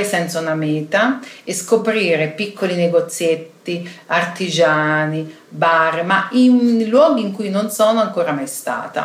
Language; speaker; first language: Italian; native; Italian